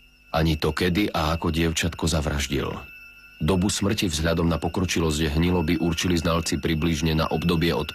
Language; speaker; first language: Slovak; native; Slovak